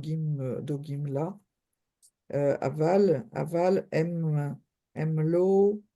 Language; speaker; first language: Hebrew; non-native, learner; French